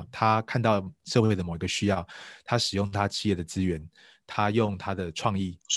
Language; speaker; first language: Chinese; native; Chinese